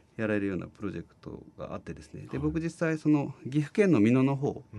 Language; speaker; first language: Japanese; native; Japanese